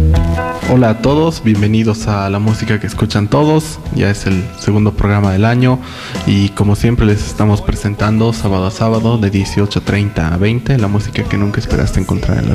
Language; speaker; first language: Spanish; native; Spanish